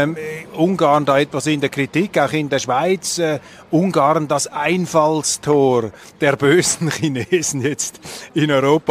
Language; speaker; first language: German; native; German